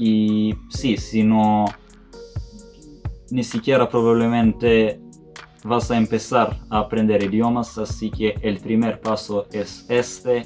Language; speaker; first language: Spanish; non-native, fluent; Serbian